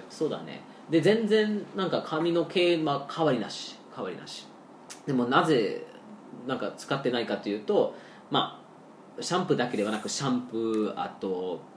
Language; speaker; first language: Japanese; non-native, fluent; English